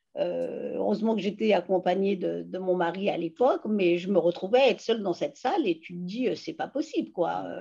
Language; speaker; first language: French; native; French